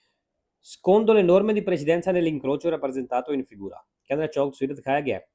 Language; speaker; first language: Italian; non-native, fluent; Punjabi